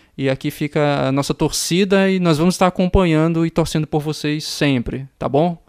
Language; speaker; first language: Portuguese; native; Portuguese